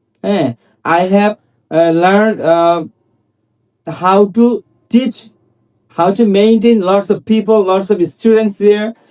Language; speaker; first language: English; non-native, local second language; Bangla